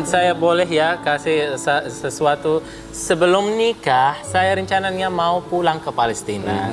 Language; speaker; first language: Indonesian; non-native, fluent; Arabic